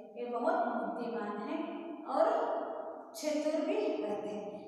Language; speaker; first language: Hindi; non-native, local second language; Kannada